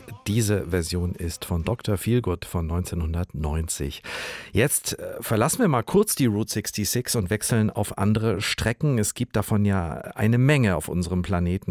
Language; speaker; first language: German; native; German